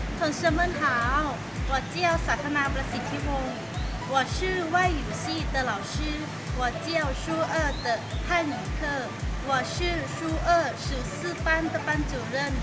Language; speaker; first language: Chinese; non-native, fluent; Thai